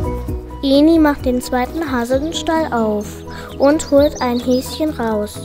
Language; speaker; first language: German; native; German